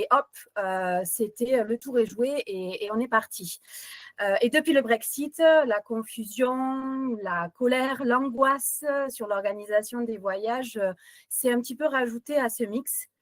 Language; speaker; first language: French; native; French